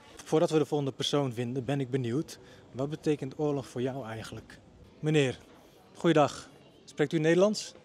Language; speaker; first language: Dutch; early bilingual, other home language; Bosnian